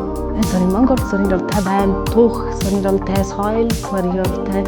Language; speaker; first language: Mongolian; non-native, learner; Italian